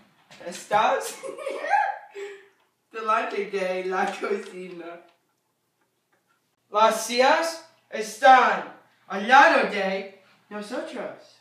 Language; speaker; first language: Spanish; non-native, learner; English